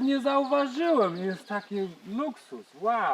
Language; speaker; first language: Polish; non-native, learner; English